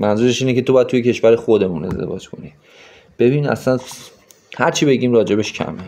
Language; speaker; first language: Persian; native; Persian